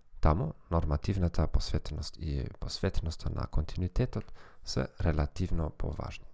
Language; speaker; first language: Macedonian; non-native, learner; German